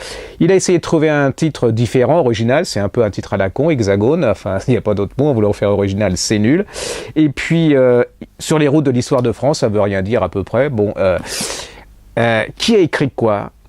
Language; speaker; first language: French; native; French